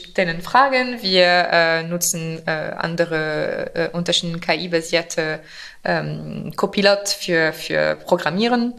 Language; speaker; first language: German; non-native, fluent; French